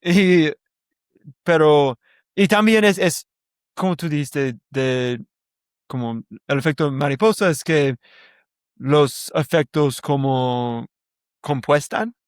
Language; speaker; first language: Spanish; non-native, learner; English